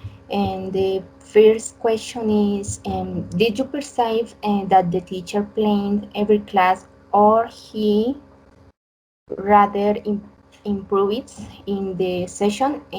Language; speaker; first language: English; non-native, learner; Spanish